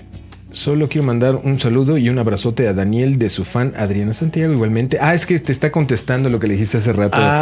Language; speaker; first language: Spanish; native; Spanish